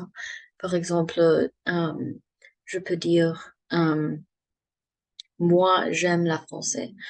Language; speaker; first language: French; non-native, learner; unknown